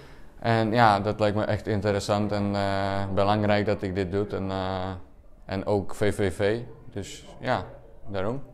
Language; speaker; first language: Dutch; non-native, learner; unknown